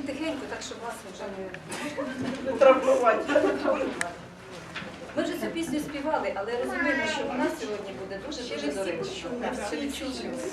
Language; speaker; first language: Ukrainian; native; Ukrainian